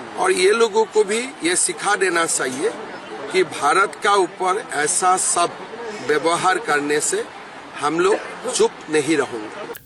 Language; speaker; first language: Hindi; non-native, local second language; Assamese